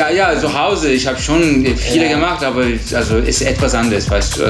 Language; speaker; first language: German; non-native, learner; Turkish